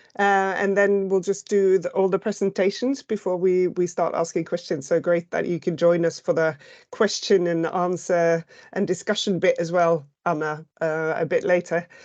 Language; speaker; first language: English; non-native, fluent; Norwegian